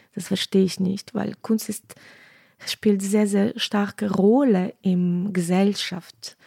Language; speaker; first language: German; non-native, fluent; Ukrainian